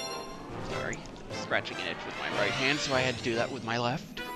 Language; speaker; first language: English; native; English